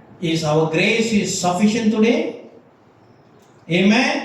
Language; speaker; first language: English; non-native, local second language; Tamil